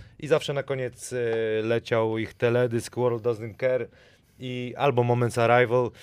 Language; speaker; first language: Polish; native; Polish